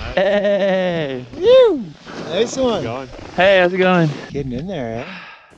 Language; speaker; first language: English; non-native, fluent; Norwegian